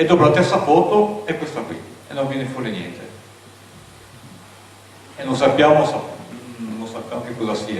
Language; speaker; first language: Italian; native; Italian